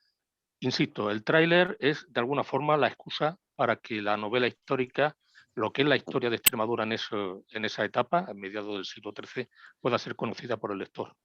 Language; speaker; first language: Spanish; native; Spanish